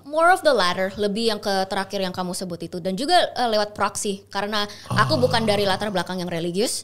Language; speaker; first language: Indonesian; early bilingual, heritage; Indonesian